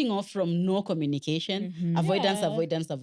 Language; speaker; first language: English; non-native, local second language; Swahili